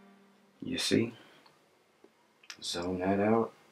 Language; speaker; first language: English; native; English